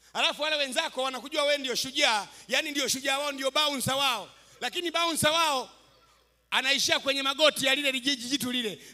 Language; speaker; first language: Swahili; native; Swahili